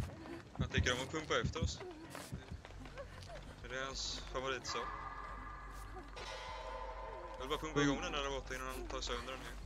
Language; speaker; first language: Swedish; native; Swedish